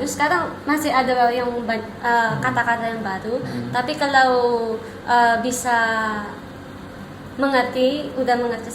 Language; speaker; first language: Indonesian; non-native, learner; Filipino